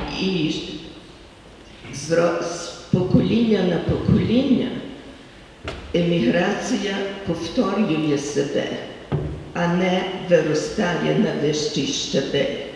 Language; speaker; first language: Ukrainian; early bilingual, heritage; Ukrainian